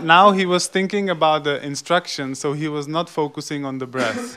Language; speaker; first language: English; non-native, fluent; Czech